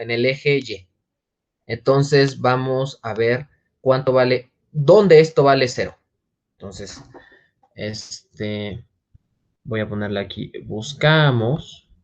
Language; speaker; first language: Spanish; native; Spanish